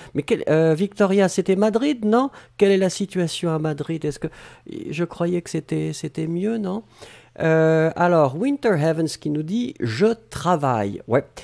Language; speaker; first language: French; native; French